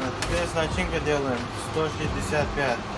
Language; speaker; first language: Russian; non-native, learner; Turkmen